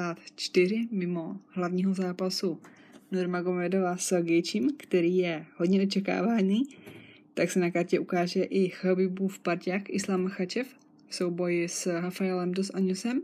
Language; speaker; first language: Czech; native; Czech